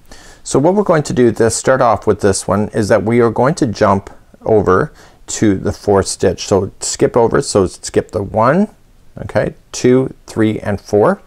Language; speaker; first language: English; native; English